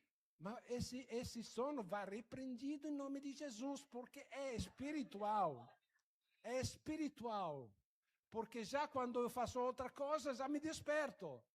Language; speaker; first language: Portuguese; non-native, fluent; Italian